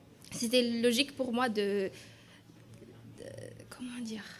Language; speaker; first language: French; non-native, local second language; Malagasy